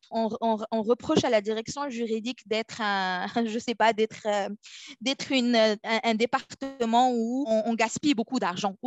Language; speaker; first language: French; non-native, local second language; Arabic